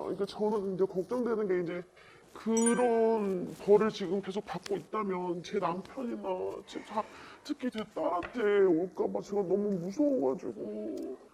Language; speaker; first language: Korean; native; Korean